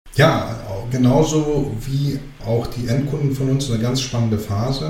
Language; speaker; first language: German; early bilingual, other home language; Greek